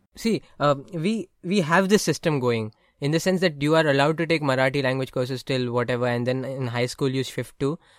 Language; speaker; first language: English; non-native, local second language; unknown